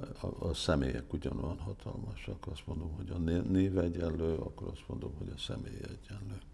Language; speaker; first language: Hungarian; early bilingual, heritage; Hungarian